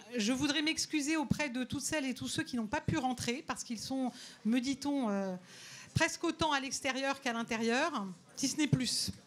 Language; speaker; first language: French; native; French